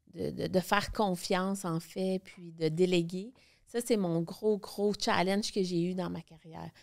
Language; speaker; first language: French; native; French